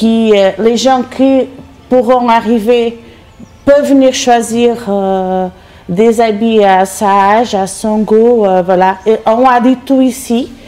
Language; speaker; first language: French; non-native, fluent; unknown